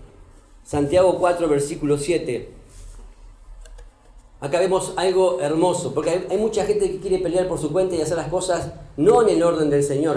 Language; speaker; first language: Spanish; native; Spanish